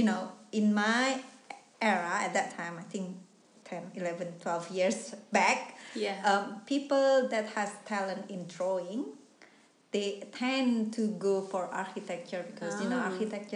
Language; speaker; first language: English; non-native, fluent; Indonesian